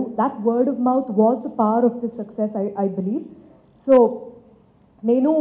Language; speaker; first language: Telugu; non-native, local second language; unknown